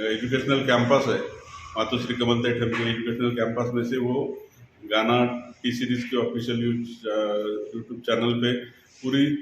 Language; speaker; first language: Hindi; non-native, local second language; Marathi